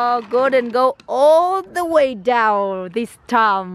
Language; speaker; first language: English; non-native, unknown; Vietnamese